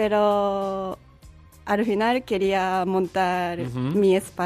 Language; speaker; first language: Spanish; non-native, learner; Japanese